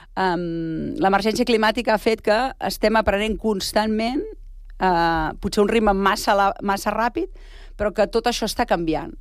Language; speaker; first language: Catalan; native; Catalan